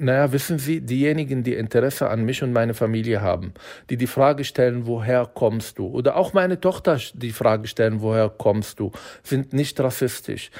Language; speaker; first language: German; non-native, fluent; Arabic